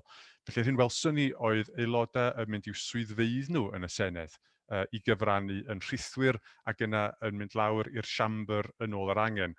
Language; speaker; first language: Welsh; native; Welsh